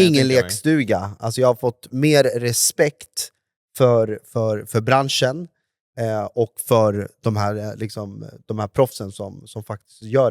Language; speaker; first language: Swedish; native; Swedish